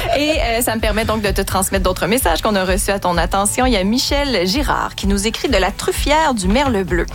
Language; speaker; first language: French; native; French